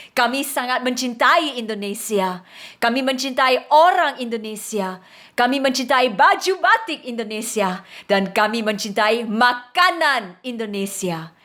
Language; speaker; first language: Indonesian; non-native, fluent; English